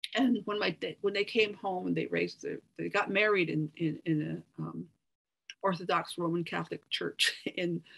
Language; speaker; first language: English; native; English